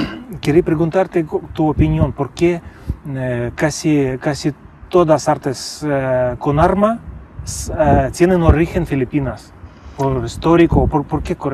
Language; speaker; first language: Spanish; non-native, fluent; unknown